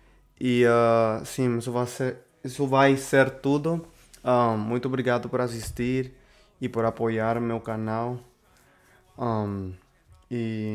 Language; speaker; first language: Portuguese; non-native, learner; Spanish